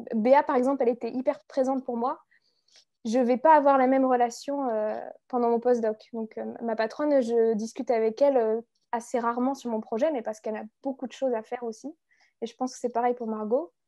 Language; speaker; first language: French; native; French